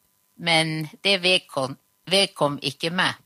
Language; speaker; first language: Norwegian; non-native, local second language; Northern Sami